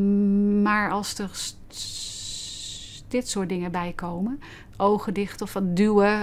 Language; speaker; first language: Dutch; native; Dutch